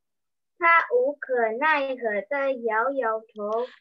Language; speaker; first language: Chinese; non-native, learner; Indonesian